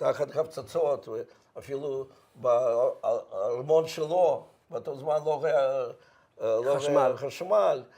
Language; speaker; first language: Hebrew; non-native, fluent; Russian